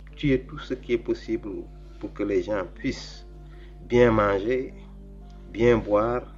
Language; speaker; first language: French; non-native, local second language; Wolof